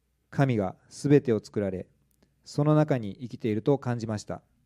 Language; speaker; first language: Japanese; native; Japanese